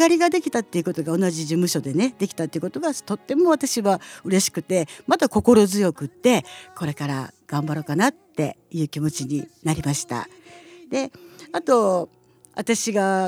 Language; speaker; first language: Japanese; native; Japanese